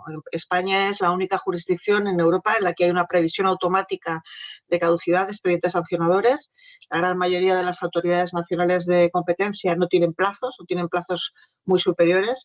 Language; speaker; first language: Spanish; native; Spanish